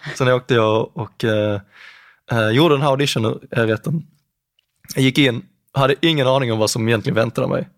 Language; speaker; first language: Swedish; native; Swedish